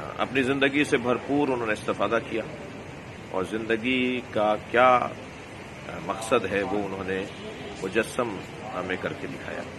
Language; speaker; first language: Urdu; native; Urdu